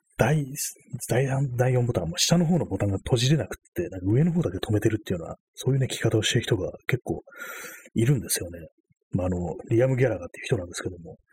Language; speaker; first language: Japanese; native; Japanese